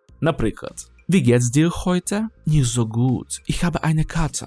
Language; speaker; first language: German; non-native, fluent; Ukrainian